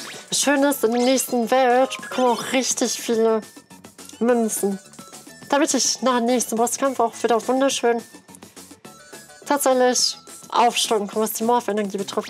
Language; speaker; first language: German; native; German